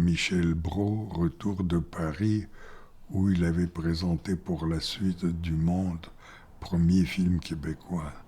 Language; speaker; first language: French; non-native, fluent; Bulgarian